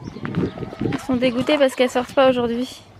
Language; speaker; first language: French; native; French